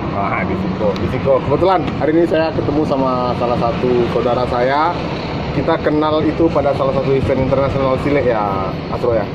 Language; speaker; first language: Indonesian; non-native, local second language; Minangkabau